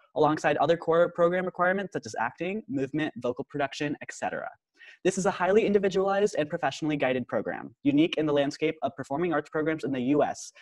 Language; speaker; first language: English; native; English